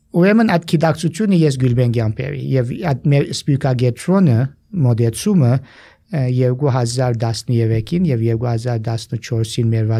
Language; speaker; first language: Armenian; early bilingual, heritage; Armenian